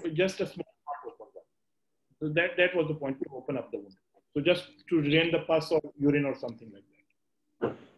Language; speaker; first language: English; non-native, local second language; Urdu